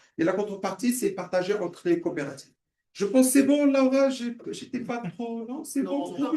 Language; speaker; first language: French; non-native, local second language; Arabic